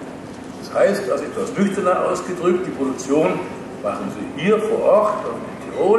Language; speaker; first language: German; native; German